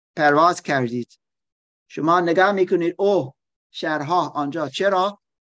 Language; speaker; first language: Persian; non-native, learner; German